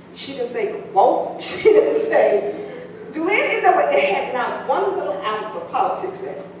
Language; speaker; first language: English; native; English